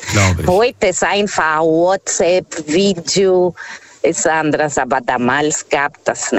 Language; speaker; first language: German; non-native, fluent; Portuguese